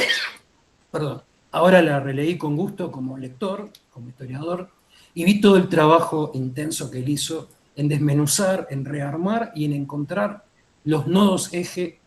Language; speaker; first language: Spanish; native; Spanish